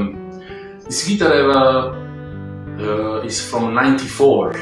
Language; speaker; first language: English; non-native, learner; Italian